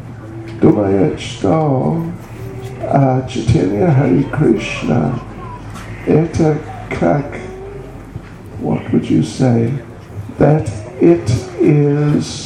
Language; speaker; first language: Russian; non-native, learner; English